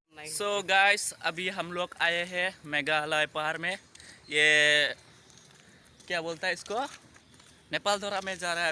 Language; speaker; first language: Hindi; non-native, local second language; Assamese